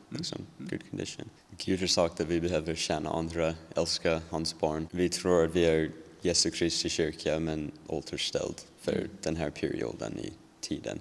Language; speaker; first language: Swedish; non-native, learner; English